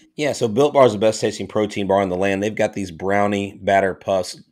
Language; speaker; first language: English; native; English